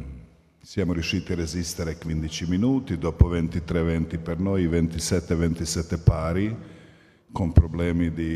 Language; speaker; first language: Italian; non-native, fluent; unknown